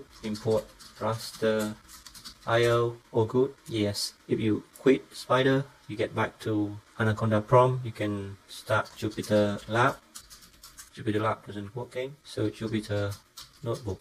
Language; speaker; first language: English; non-native, fluent; Vietnamese